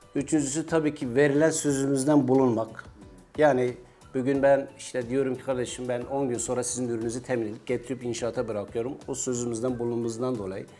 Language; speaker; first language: Turkish; native; Turkish